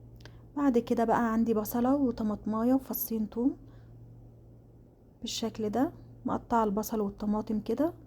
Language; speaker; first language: Arabic; native; Arabic